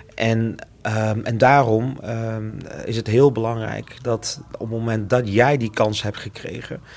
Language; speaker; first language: Dutch; early bilingual, other home language; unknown